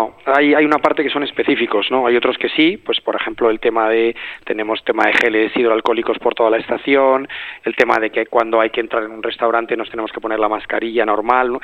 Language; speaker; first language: Spanish; native; Spanish